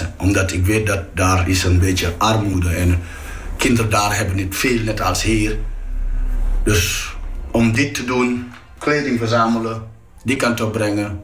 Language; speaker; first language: Dutch; non-native, fluent; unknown